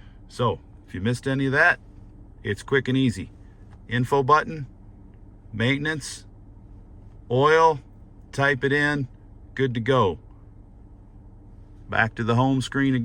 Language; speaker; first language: English; native; English